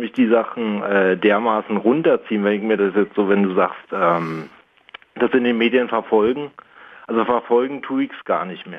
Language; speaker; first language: German; native; German